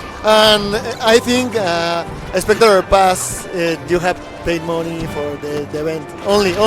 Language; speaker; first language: English; non-native, learner; Spanish